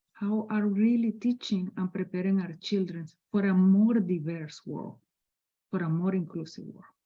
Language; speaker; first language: English; non-native, fluent; Spanish